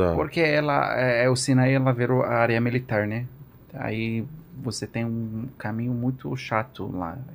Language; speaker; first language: Portuguese; non-native, learner; Arabic